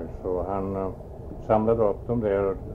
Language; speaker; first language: Swedish; early bilingual, heritage; Swedish